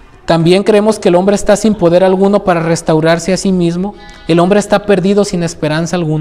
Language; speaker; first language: Spanish; native; Spanish